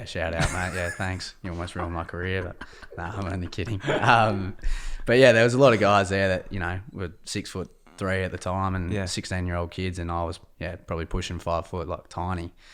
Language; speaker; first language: English; native; English